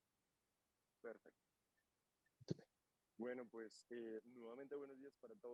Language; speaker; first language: Spanish; native; Spanish